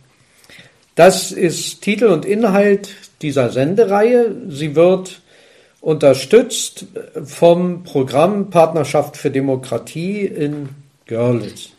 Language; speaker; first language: German; native; German